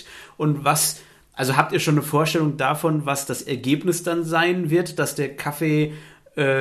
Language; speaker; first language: German; native; German